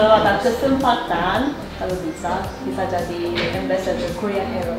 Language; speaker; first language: Indonesian; non-native, fluent; Korean